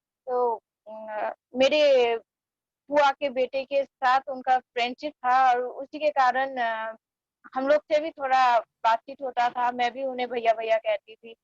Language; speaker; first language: Hindi; non-native, fluent; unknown